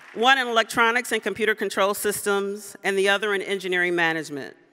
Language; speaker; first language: English; native; English